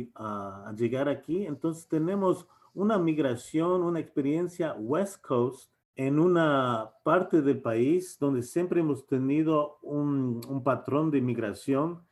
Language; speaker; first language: Spanish; native; Spanish